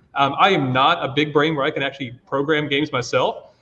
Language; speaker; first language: English; native; English